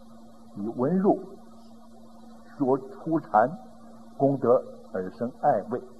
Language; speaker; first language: Chinese; native; Chinese